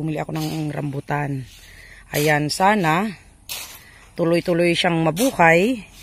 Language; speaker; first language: Filipino; non-native, local second language; Iloko